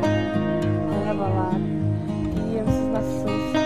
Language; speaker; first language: Turkish; non-native, learner; Kazakh